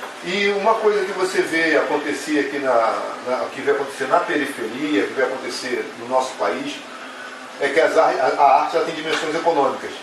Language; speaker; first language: Portuguese; native; Portuguese